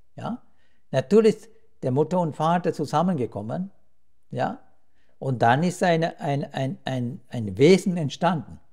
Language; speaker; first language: German; non-native, fluent; Sinhala